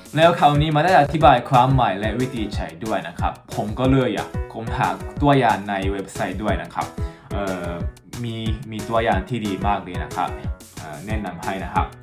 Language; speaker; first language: Thai; non-native, fluent; Japanese